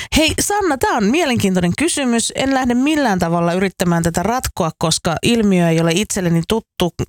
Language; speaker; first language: Finnish; native; Finnish